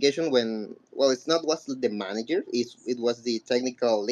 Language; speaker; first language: English; non-native, fluent; Spanish